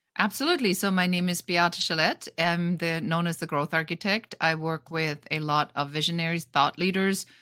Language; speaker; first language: English; non-native, fluent; German